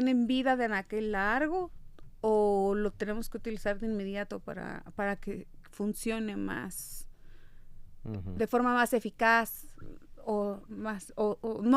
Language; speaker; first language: Spanish; native; Spanish